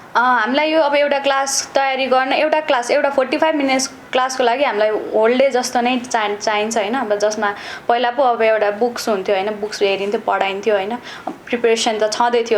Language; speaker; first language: Nepali; native; Nepali